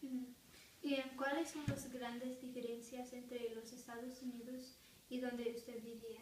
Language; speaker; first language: Spanish; non-native, learner; English